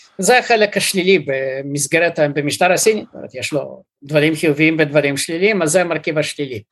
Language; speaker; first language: Hebrew; early bilingual, other home language; Russian